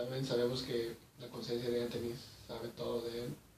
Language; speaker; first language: Spanish; early bilingual, heritage; Spanish